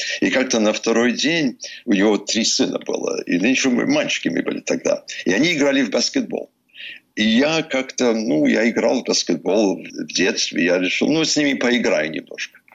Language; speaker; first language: Russian; early bilingual, heritage; Russian